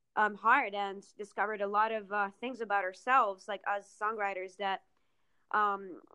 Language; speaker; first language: English; early bilingual, other home language; Italian